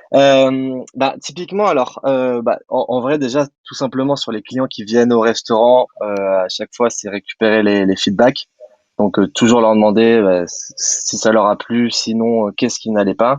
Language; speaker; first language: French; native; French